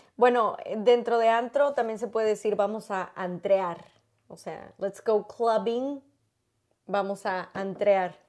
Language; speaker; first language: Spanish; native; Spanish